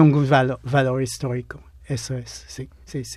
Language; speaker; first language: Spanish; non-native, fluent; English